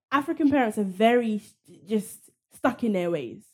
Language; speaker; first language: English; native; English